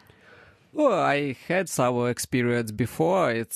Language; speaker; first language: English; non-native, learner; Ukrainian